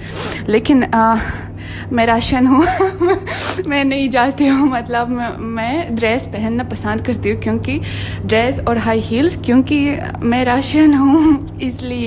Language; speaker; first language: Hindi; non-native, fluent; Russian